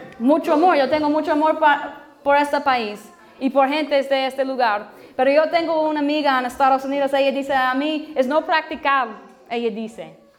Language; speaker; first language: Spanish; non-native, learner; English